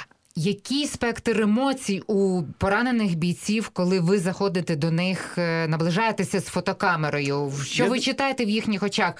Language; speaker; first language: Ukrainian; native; Ukrainian